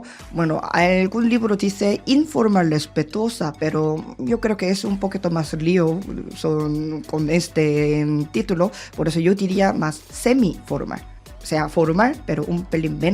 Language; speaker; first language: Spanish; non-native, learner; Korean